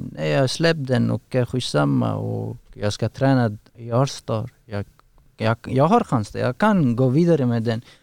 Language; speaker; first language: Swedish; non-native, learner; Persian